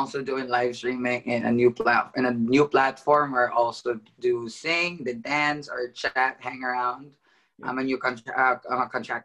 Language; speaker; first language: English; non-native, local second language; Filipino